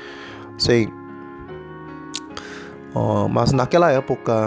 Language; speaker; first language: Portuguese; non-native, learner; Korean